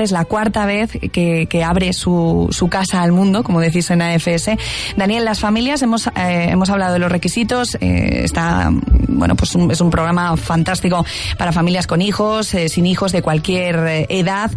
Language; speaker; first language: Spanish; native; Spanish